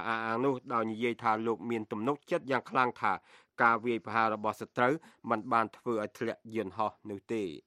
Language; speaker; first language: Khmer; native; Khmer